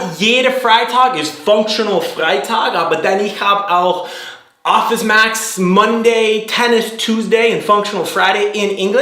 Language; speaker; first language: German; non-native, learner; English